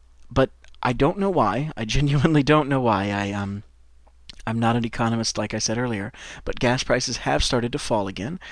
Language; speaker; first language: English; native; English